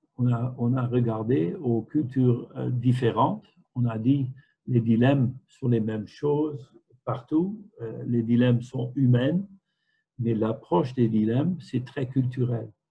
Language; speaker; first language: French; non-native, fluent; Dutch